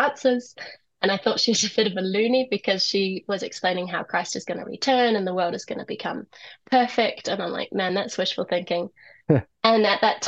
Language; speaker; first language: English; native; English